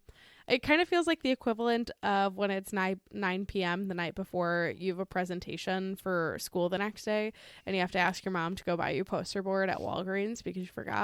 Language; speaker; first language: English; native; English